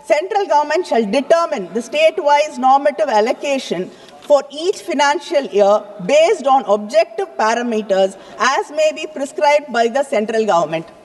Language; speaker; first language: English; non-native, local second language; Tamil